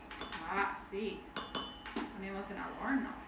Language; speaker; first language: Spanish; non-native, learner; English